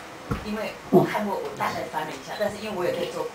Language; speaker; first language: Chinese; native; Chinese